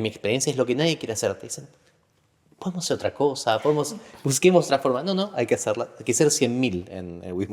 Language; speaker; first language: Spanish; native; Spanish